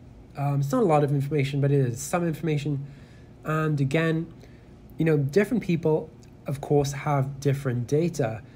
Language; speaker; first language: English; native; English